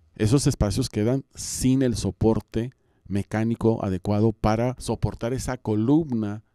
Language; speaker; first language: Spanish; native; Spanish